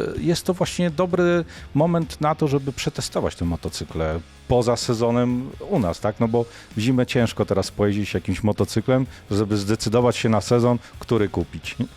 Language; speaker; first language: Polish; native; Polish